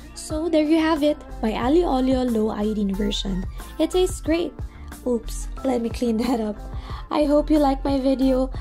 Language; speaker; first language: English; non-native, local second language; Filipino